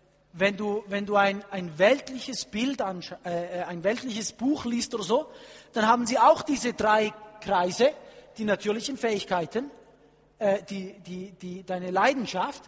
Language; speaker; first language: German; non-native, fluent; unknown